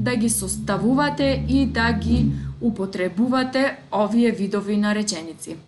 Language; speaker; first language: Macedonian; native; Macedonian